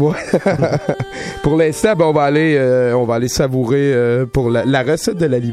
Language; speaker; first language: French; native; French